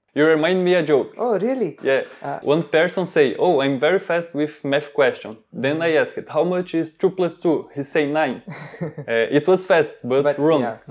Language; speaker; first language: English; non-native, learner; Portuguese